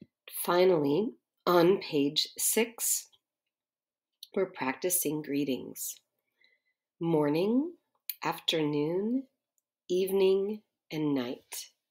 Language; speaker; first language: English; native; English